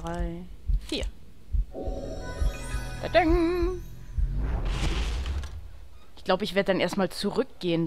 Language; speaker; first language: German; native; German